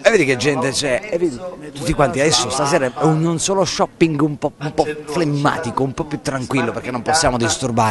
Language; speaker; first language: Italian; native; Italian